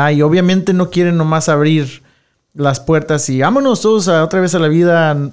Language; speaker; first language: Spanish; early bilingual, heritage; Spanish